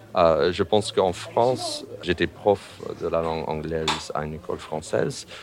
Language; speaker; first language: French; non-native, fluent; English